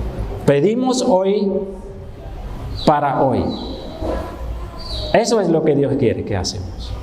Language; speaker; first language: Spanish; non-native, fluent; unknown